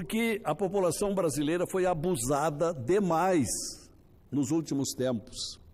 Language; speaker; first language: Portuguese; native; Portuguese